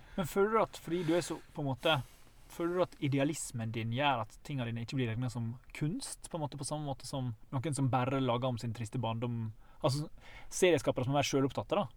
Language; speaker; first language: Norwegian; native; Norwegian